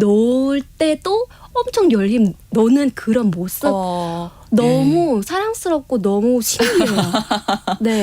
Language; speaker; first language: Korean; non-native, fluent; Vietnamese